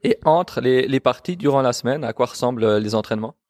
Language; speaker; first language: French; native; French